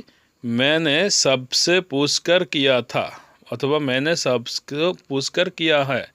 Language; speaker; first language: Hindi; non-native, learner; Bangla